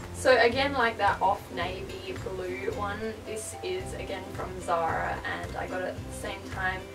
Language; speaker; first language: English; native; English